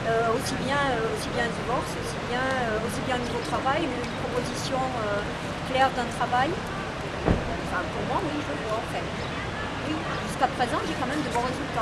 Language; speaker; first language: French; native; French